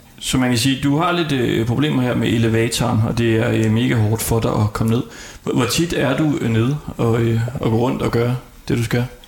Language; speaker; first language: Danish; native; Danish